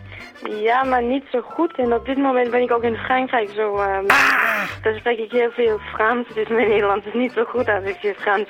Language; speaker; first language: Dutch; non-native, learner; German